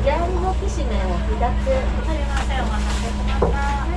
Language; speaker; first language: Japanese; native; Japanese